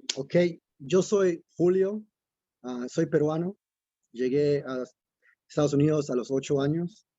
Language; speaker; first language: Spanish; early bilingual, other home language; English